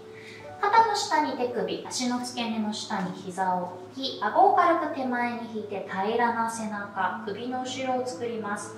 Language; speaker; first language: Japanese; native; Japanese